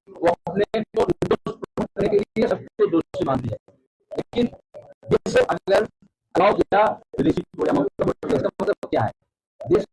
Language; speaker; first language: Hindi; non-native, local second language; Bangla